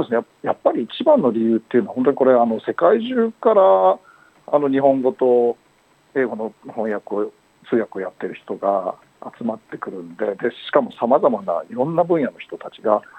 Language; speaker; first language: Japanese; native; Japanese